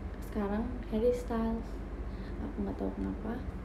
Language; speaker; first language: Indonesian; native; Indonesian